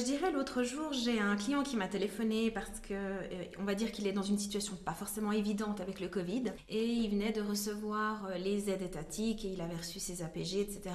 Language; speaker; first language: French; native; French